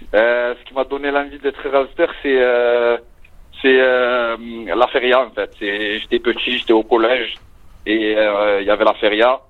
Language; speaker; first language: French; native; French